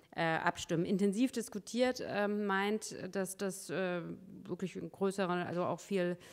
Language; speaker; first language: German; native; German